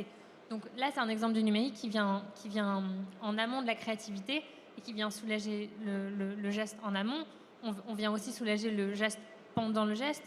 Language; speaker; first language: French; native; French